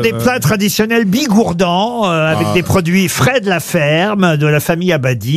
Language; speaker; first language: French; native; French